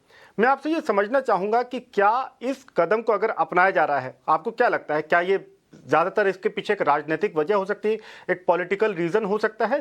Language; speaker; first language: Hindi; native; Hindi